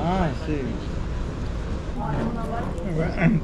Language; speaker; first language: English; non-native, learner; Korean